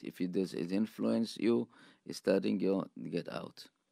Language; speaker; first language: English; non-native, fluent; Hebrew